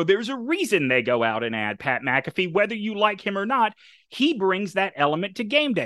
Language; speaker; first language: English; native; English